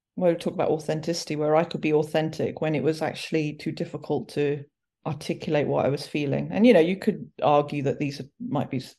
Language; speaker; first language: English; early bilingual, other home language; Hindi